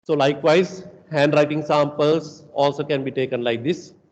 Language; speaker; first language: English; non-native, local second language; Sinhala